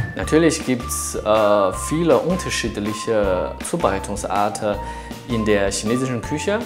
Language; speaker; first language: German; non-native, fluent; Chinese